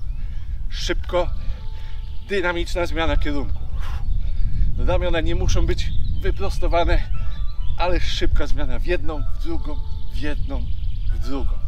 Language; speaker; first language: Polish; native; Polish